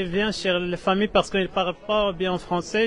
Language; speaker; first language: French; non-native, learner; Arabic